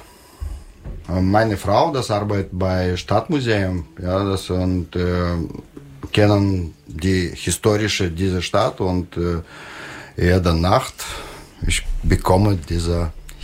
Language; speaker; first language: German; non-native, learner; Russian